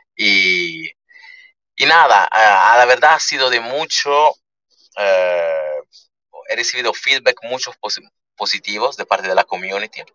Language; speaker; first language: Spanish; early bilingual, other home language; Italian